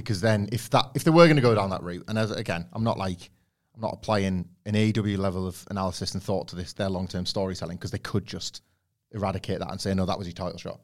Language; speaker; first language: English; native; English